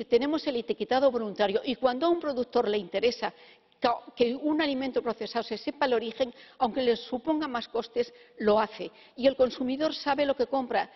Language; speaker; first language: Spanish; native; Spanish